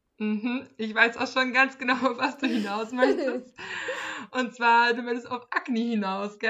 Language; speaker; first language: German; native; German